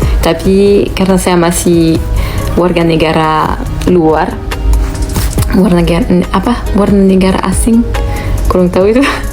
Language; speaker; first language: Indonesian; non-native, fluent; French